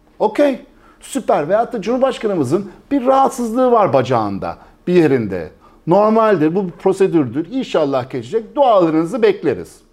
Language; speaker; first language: Turkish; early bilingual, heritage; Turkish